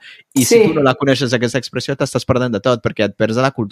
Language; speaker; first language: Catalan; non-native, fluent; Spanish